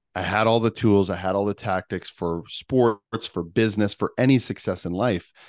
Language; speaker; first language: English; native; English